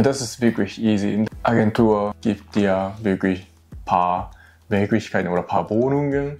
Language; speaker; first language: German; non-native, learner; Japanese